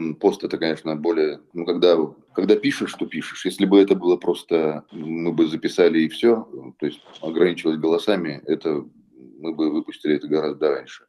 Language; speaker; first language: Russian; non-native, local second language; Belarusian